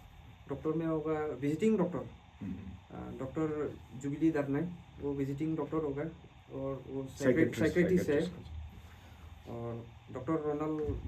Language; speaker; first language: Hindi; non-native, local second language; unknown